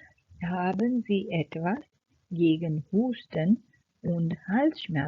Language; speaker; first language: German; non-native, fluent; Urdu